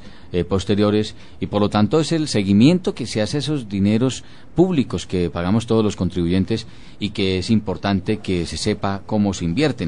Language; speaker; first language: Spanish; native; Spanish